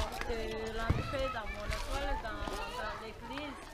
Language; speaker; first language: French; non-native, local second language; Malagasy